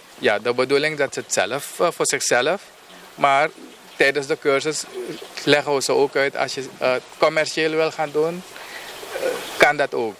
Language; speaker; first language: Dutch; non-native, local second language; Papiamento